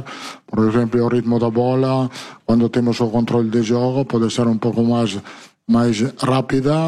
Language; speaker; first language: Portuguese; non-native, learner; Italian